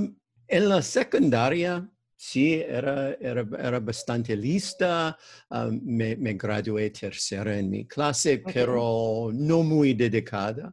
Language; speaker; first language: Spanish; non-native, learner; English